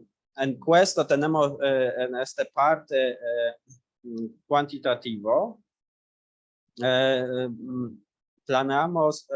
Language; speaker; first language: Spanish; non-native, learner; Polish